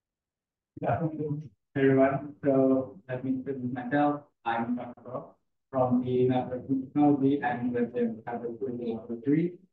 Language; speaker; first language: English; non-native, fluent; Indonesian